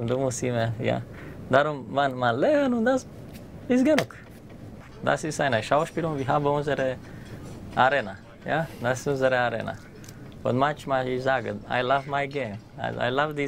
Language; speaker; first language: German; non-native, learner; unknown